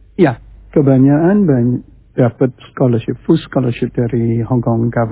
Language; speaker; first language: Indonesian; early bilingual, heritage; Chinese